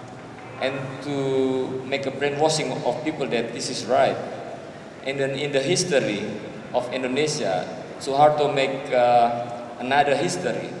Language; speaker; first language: English; non-native, learner; Indonesian